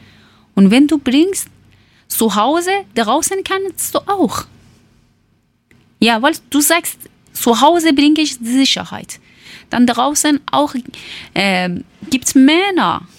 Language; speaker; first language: German; non-native, learner; Persian